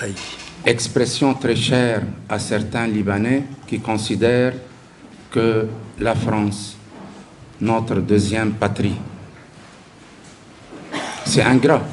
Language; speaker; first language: French; non-native, local second language; Arabic